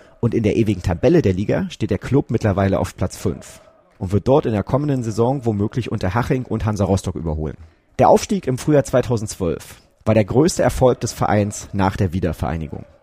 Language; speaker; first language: German; native; German